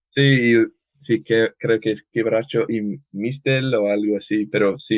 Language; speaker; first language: Spanish; non-native, fluent; English